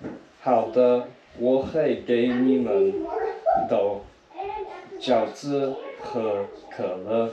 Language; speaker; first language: Chinese; non-native, learner; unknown